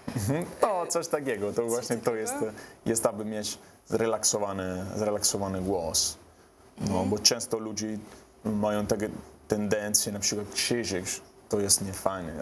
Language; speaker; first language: Polish; non-native, learner; Italian